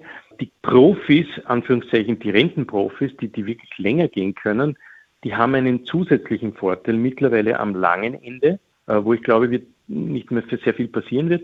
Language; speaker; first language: German; native; German